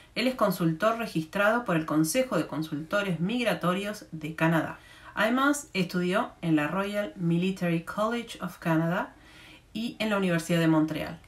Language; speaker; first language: Spanish; native; Spanish